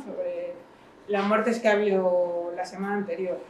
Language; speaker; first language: Spanish; native; Spanish